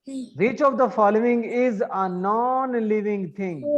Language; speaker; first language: English; non-native, learner; Arabic